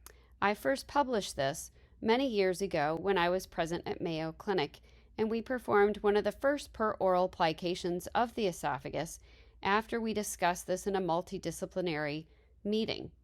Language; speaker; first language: English; native; English